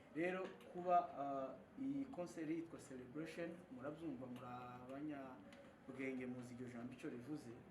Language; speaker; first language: Kinyarwanda; native; Kinyarwanda